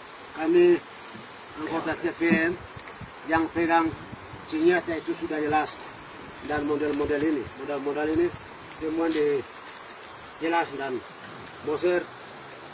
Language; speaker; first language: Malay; non-native, local second language; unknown